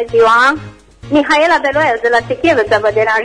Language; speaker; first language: Romanian; native; Romanian